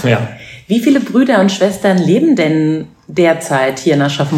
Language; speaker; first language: German; native; German